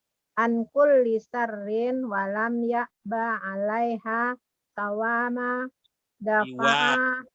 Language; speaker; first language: Arabic; non-native, learner; Indonesian